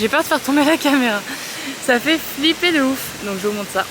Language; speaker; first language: French; native; French